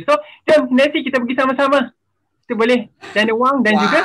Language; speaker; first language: Malay; native; Malay